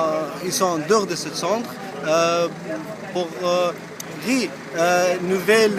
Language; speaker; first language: French; non-native, learner; Persian